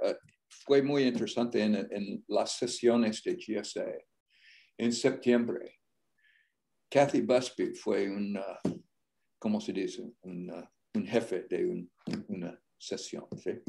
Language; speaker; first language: Spanish; non-native, learner; English